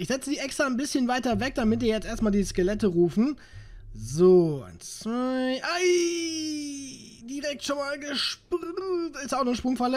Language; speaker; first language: German; native; German